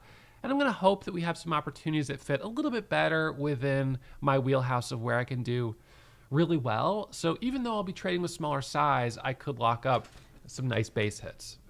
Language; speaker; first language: English; native; English